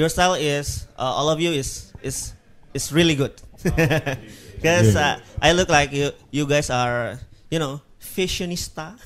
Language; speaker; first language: English; non-native, learner; Indonesian